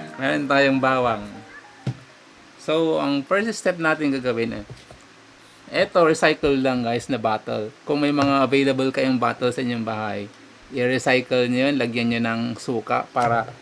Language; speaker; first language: Filipino; non-native, local second language; Iloko